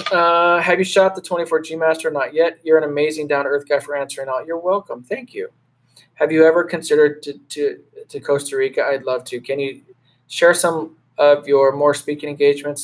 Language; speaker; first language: English; native; English